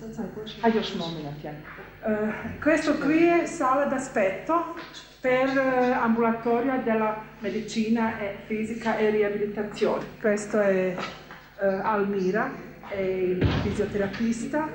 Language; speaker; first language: Italian; non-native, fluent; Bosnian